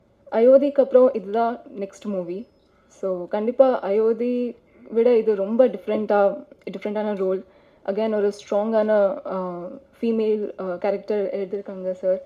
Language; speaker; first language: Tamil; non-native, fluent; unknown